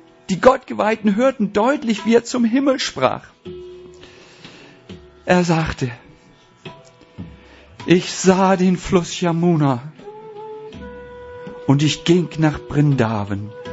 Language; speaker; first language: German; native; German